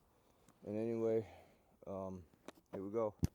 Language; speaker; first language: English; native; English